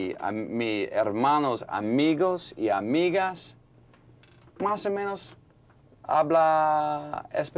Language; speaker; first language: Spanish; non-native, local second language; English